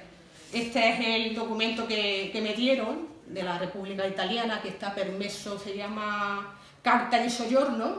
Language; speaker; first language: Spanish; native; Spanish